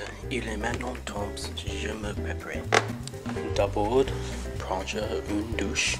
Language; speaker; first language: French; non-native, learner; English